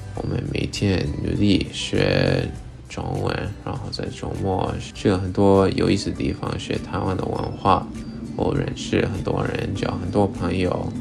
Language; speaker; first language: Chinese; non-native, fluent; English